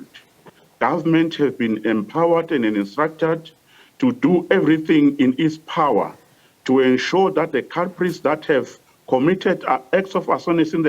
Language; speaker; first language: English; non-native, local second language; Swati